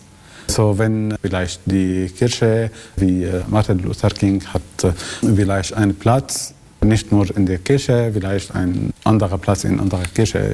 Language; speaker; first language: German; non-native, learner; Arabic